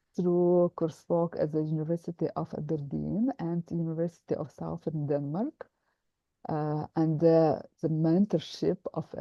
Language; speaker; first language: English; non-native, fluent; Lithuanian